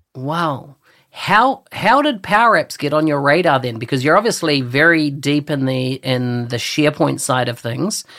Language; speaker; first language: English; native; English